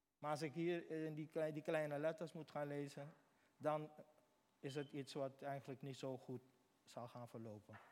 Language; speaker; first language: Dutch; native; Dutch